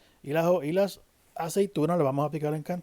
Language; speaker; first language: Spanish; native; Spanish